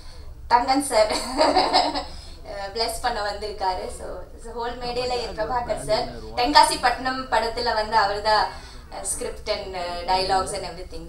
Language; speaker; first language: Tamil; non-native, local second language; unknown